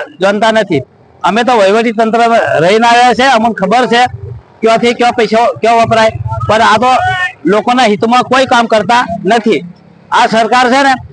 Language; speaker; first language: Gujarati; non-native, local second language; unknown